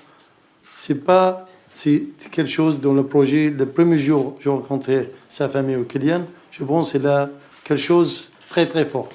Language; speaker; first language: French; non-native, learner; Arabic